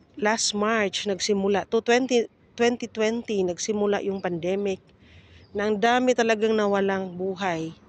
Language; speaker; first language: Filipino; native; Filipino